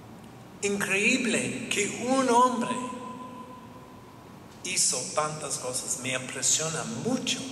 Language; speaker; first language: Spanish; non-native, learner; English